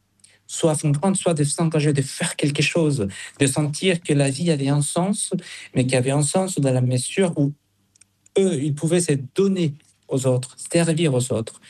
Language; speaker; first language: French; non-native, fluent; Spanish